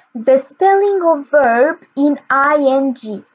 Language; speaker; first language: English; non-native, fluent; Albanian